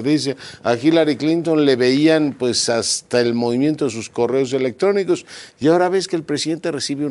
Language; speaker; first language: Spanish; native; Spanish